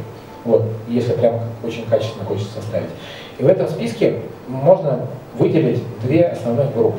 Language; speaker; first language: Russian; native; Russian